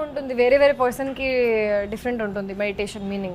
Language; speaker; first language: Telugu; non-native, local second language; Hindi